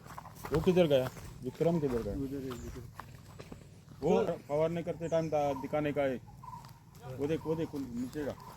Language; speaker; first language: Hindi; non-native, local second language; Marathi